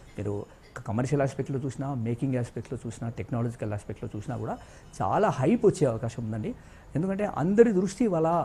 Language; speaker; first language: Telugu; native; Telugu